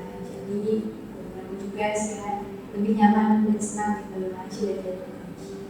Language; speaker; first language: Indonesian; early bilingual, heritage; Indonesian